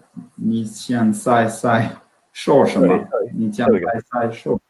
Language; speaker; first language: Chinese; non-native, learner; Swedish